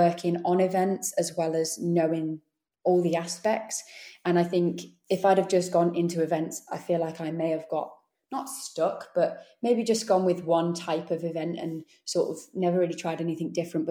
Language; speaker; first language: English; native; English